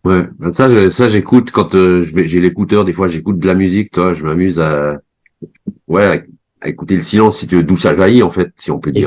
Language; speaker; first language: French; native; French